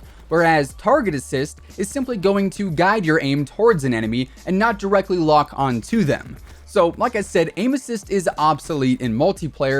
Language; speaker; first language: English; native; English